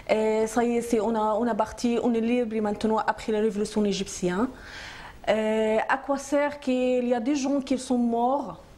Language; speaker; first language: French; non-native, learner; Arabic